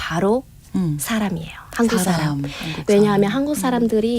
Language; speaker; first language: Korean; non-native, fluent; Vietnamese